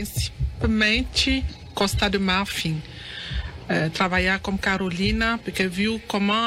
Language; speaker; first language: Portuguese; non-native, learner; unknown